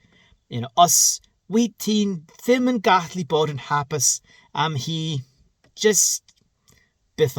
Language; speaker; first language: Welsh; non-native, learner; English